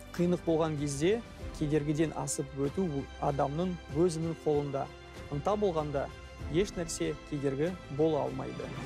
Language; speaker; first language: Kazakh; non-native, local second language; Russian